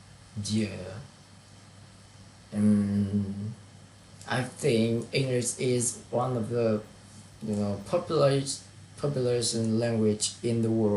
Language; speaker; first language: English; non-native, learner; Vietnamese